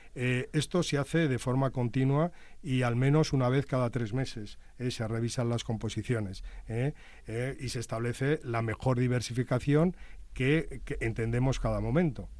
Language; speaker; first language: Spanish; native; Spanish